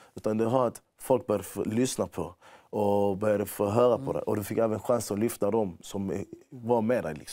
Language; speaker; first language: Swedish; early bilingual, other home language; Persian